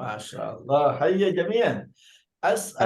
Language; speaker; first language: Arabic; non-native, fluent; Indonesian